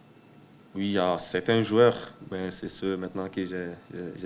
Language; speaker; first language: French; early bilingual, heritage; French